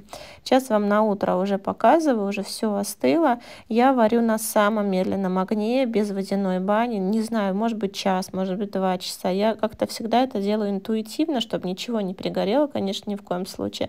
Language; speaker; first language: Russian; native; Russian